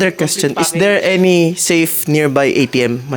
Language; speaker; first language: English; non-native, local second language; Filipino